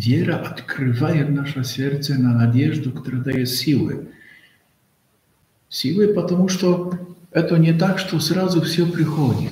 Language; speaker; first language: Russian; non-native, fluent; Polish